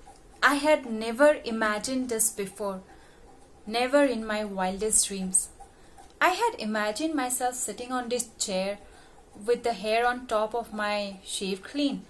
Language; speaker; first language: English; non-native, local second language; Hindi